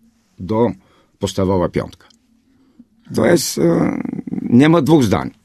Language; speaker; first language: Polish; non-native, fluent; Bulgarian